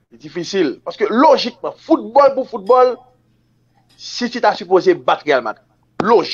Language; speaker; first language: French; non-native, local second language; Haitian Creole